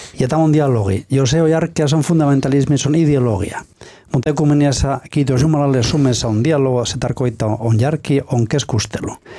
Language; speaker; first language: Finnish; non-native, fluent; Spanish